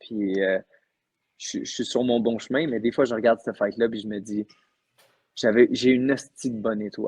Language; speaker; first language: French; native; French